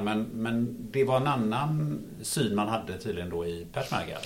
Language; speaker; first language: Swedish; native; Swedish